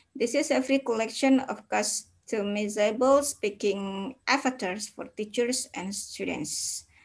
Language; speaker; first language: English; non-native, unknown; Indonesian